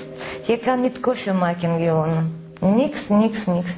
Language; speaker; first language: Dutch; non-native, learner; Russian